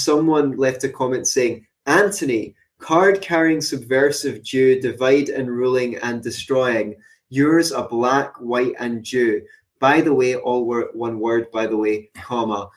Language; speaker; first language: English; native; English